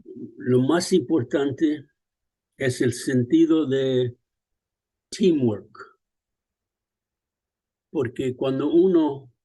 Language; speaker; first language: Spanish; early bilingual, other home language; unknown